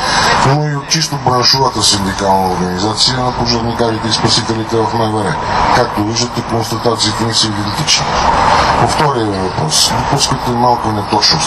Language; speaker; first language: Bulgarian; native; Bulgarian